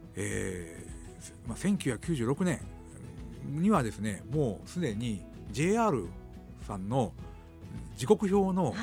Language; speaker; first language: Japanese; native; Japanese